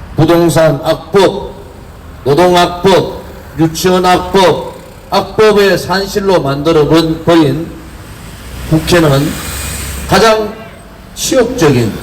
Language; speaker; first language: Korean; native; Korean